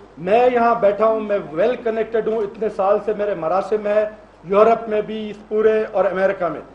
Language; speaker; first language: Urdu; non-native, local second language; Sindhi